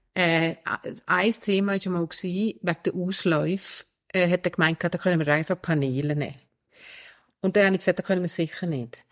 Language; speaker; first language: German; non-native, fluent; Danish